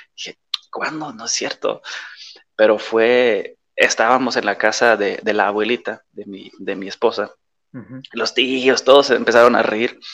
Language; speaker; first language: Spanish; non-native, fluent; Polish